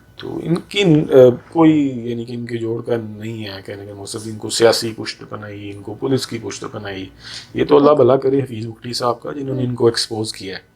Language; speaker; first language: Urdu; non-native, local second language; Punjabi